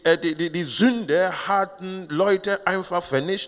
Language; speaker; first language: German; non-native, learner; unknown